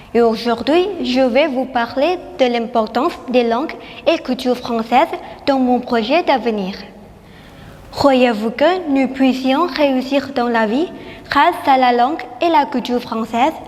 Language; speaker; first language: French; non-native, learner; Thai